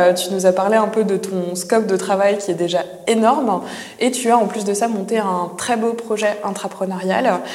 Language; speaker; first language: French; native; French